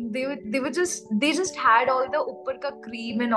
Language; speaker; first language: English; non-native, local second language; Hindi